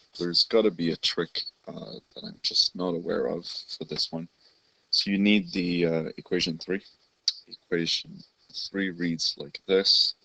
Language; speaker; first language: English; native; English